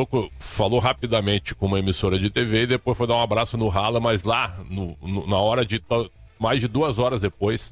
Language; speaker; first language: Portuguese; native; Portuguese